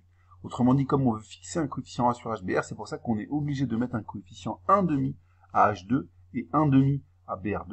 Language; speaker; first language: French; native; French